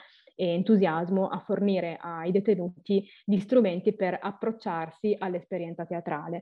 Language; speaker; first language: Italian; native; Italian